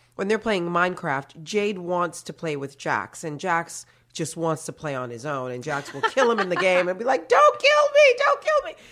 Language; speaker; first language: English; early bilingual, other home language; Haitian Creole